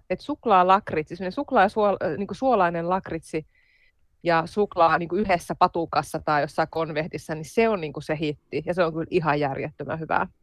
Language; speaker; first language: Finnish; native; Finnish